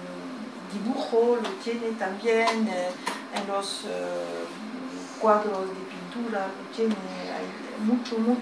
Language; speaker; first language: Spanish; early bilingual, heritage; French